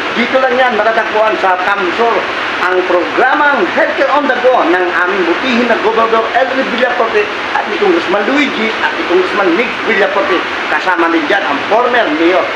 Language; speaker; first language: Filipino; native; Filipino